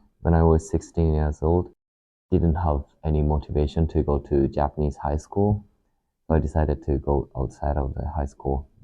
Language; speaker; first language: English; non-native, learner; Japanese